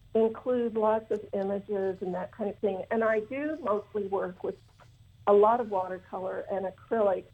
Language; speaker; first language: English; native; English